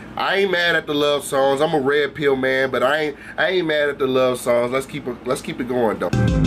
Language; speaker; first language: English; native; English